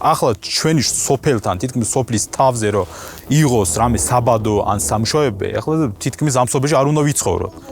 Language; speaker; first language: Georgian; non-native, local second language; Azerbaijani